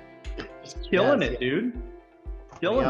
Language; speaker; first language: English; native; English